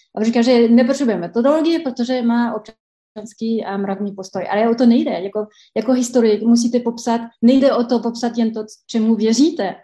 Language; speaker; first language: Czech; non-native, fluent; French